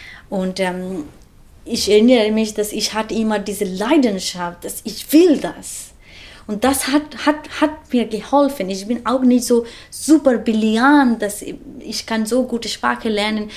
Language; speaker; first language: German; non-native, fluent; Bangla